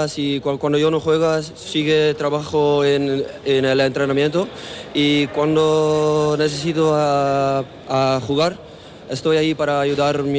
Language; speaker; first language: Spanish; non-native, learner; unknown